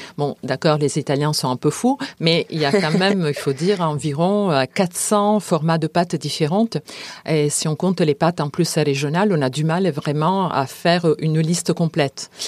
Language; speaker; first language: French; non-native, fluent; Italian